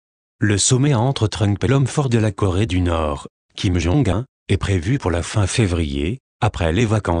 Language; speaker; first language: French; native; French